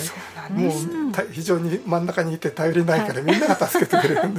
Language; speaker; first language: Japanese; native; Japanese